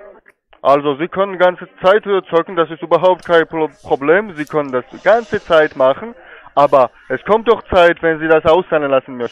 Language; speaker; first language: German; non-native, fluent; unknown